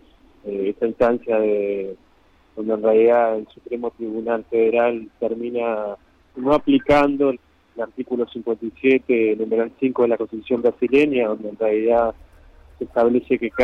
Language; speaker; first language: Spanish; native; Spanish